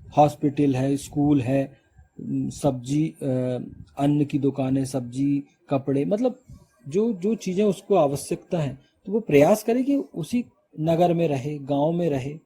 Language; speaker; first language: Hindi; native; Hindi